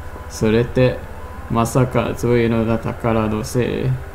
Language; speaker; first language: Japanese; non-native, learner; English